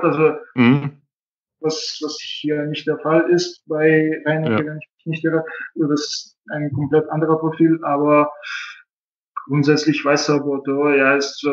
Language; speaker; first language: German; non-native, fluent; Russian